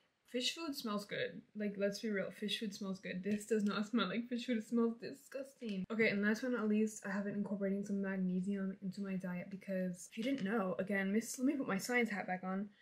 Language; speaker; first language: English; early bilingual, other home language; Spanish